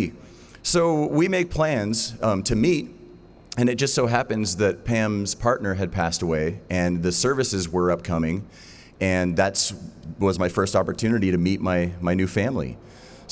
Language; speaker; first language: English; native; English